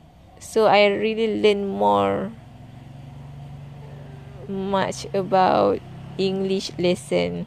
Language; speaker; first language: English; non-native, learner; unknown